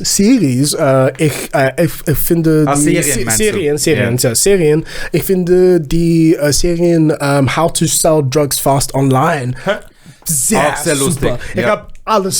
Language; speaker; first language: German; non-native, learner; Zulu